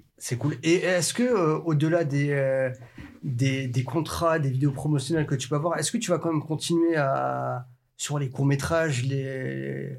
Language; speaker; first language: French; native; French